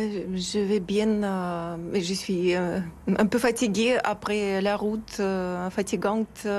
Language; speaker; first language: French; non-native, fluent; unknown